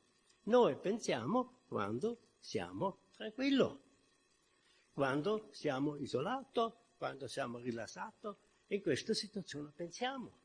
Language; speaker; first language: Italian; non-native, fluent; German